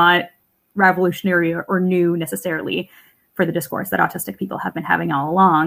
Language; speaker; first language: English; early bilingual, other home language; Russian